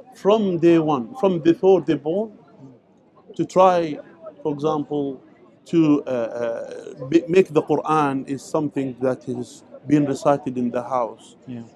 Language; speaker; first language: English; non-native, fluent; Arabic